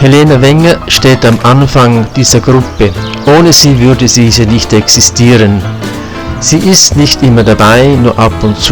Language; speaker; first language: German; native; German